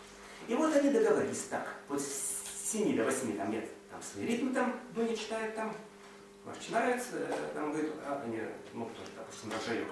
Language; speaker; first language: Russian; native; Russian